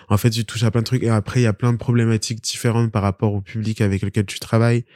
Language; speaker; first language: French; early bilingual, other home language; Spanish